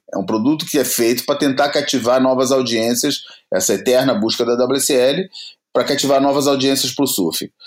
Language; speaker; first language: Portuguese; native; Portuguese